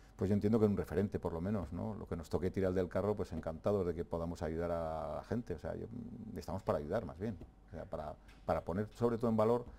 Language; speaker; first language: Spanish; native; Spanish